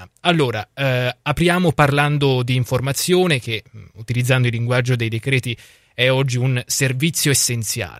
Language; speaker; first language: Italian; native; Italian